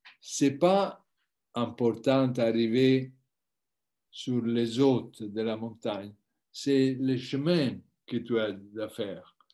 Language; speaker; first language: French; non-native, learner; Italian